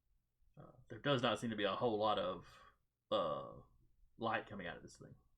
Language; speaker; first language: English; native; English